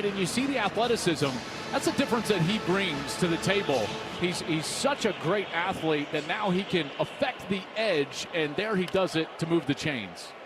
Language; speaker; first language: English; native; English